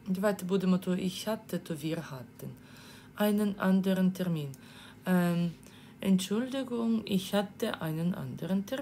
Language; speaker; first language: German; non-native, fluent; Ukrainian